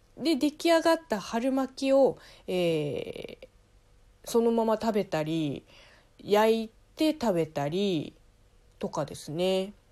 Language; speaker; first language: Japanese; non-native, fluent; Chinese